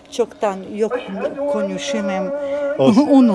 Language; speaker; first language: Turkish; non-native, learner; Albanian